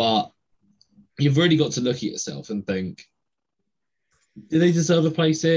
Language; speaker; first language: English; native; English